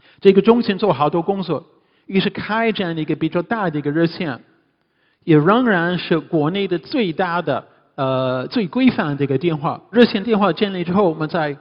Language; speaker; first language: Chinese; non-native, fluent; English